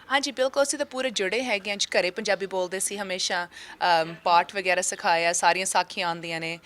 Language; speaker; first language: Punjabi; early bilingual, heritage; Punjabi